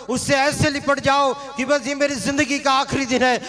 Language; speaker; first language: Hindi; non-native, local second language; Marathi